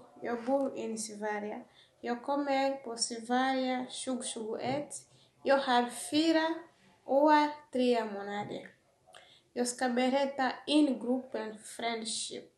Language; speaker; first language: Swedish; non-native, learner; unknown